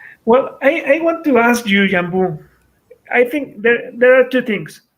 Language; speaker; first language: English; non-native, fluent; Spanish